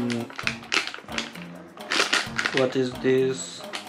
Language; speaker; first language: English; non-native, learner; Urdu